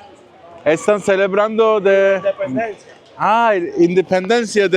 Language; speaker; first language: Spanish; non-native, learner; Turkish